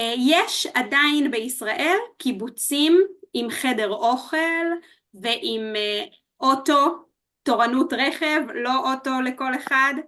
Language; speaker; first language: Hebrew; native; Hebrew